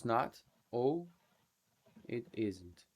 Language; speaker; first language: English; non-native, fluent; Portuguese